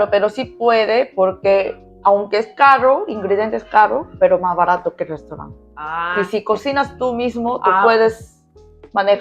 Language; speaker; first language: Spanish; non-native, learner; Korean